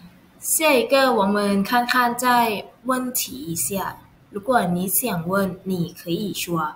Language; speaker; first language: Chinese; non-native, learner; Thai